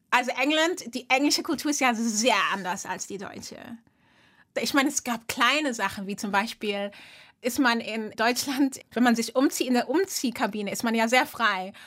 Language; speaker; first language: German; early bilingual, other home language; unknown